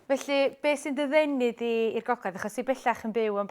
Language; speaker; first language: Welsh; native; Welsh